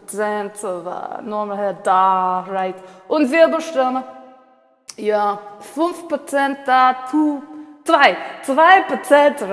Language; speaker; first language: German; non-native, learner; English